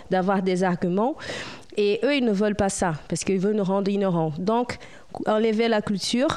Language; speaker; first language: French; non-native, fluent; Portuguese